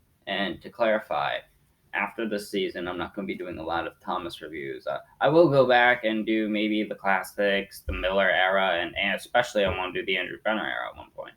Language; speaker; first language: English; native; English